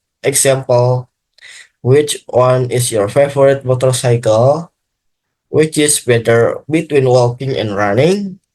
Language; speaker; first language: English; non-native, learner; Indonesian